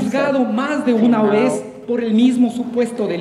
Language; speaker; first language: Spanish; non-native, fluent; Portuguese